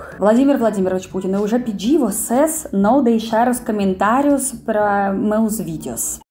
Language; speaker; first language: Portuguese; non-native, fluent; Russian